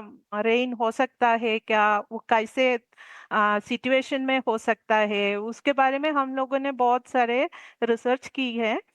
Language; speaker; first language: Hindi; non-native, local second language; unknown